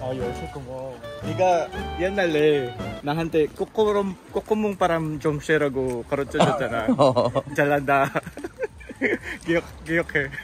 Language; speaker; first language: Korean; non-native, learner; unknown